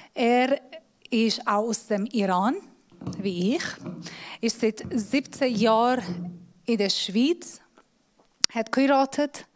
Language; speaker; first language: German; non-native, fluent; Persian